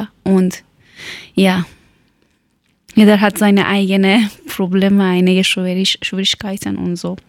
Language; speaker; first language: German; non-native, learner; Persian